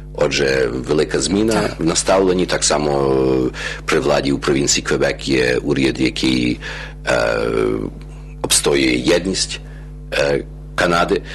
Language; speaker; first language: Ukrainian; early bilingual, heritage; Ukrainian